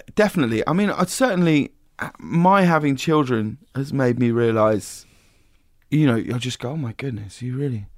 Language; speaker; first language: English; native; English